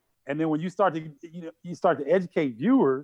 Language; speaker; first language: English; native; English